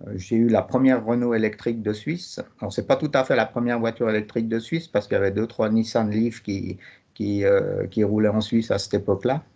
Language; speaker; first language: French; native; French